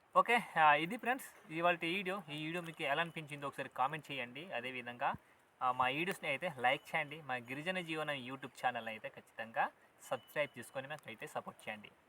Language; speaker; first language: Telugu; native; Telugu